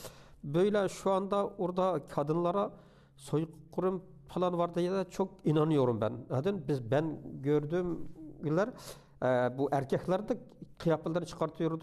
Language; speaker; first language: Turkish; non-native, learner; Uyghur